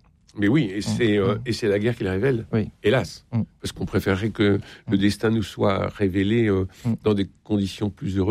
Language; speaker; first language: French; native; French